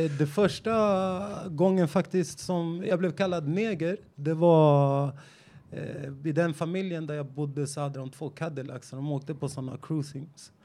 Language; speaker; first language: Swedish; native; Swedish